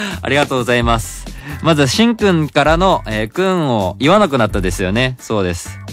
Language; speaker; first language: Japanese; non-native, fluent; Korean